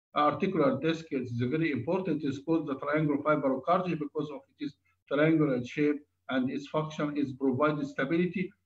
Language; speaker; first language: English; non-native, fluent; Arabic